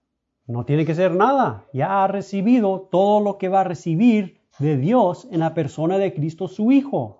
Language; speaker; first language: Spanish; early bilingual, heritage; Spanish